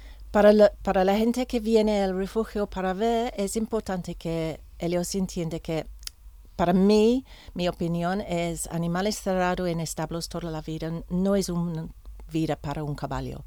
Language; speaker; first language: Spanish; non-native, learner; English